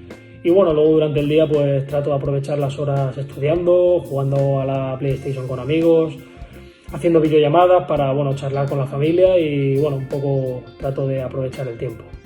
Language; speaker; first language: Spanish; native; Spanish